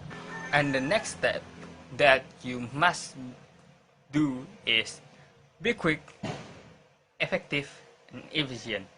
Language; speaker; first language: English; non-native, learner; Indonesian